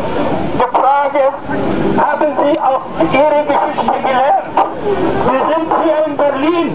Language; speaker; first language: German; non-native, fluent; Arabic